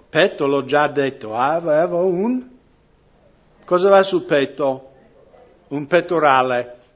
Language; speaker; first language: Italian; non-native, fluent; English